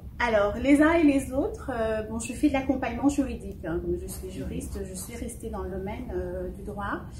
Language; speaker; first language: French; early bilingual, other home language; Fon